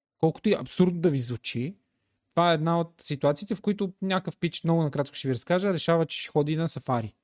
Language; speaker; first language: Bulgarian; native; Bulgarian